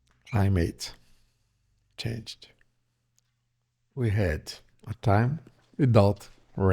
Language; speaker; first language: English; non-native, learner; Portuguese